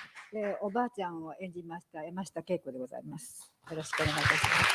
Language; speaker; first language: Japanese; native; Japanese